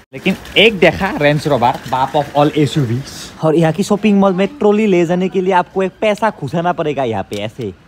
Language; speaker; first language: Hindi; non-native, local second language; Assamese